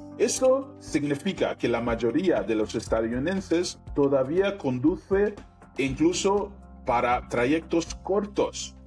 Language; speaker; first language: Spanish; non-native, fluent; English